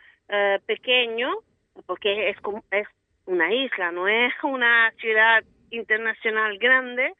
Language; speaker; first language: Spanish; non-native, fluent; Italian